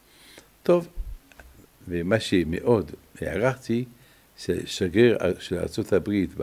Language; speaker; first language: Hebrew; non-native, fluent; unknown